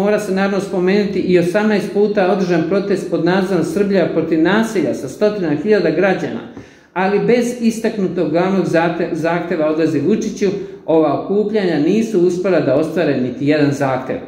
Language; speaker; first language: Serbian; native; Serbian